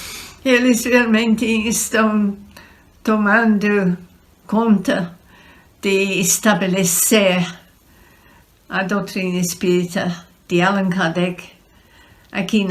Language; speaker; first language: Portuguese; non-native, fluent; English